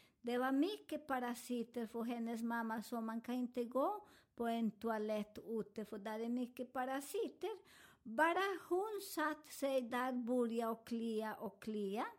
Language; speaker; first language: Swedish; non-native, fluent; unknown